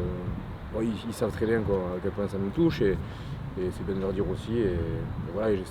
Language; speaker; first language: French; native; French